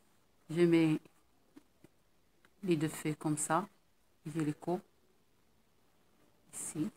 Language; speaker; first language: French; non-native, local second language; Arabic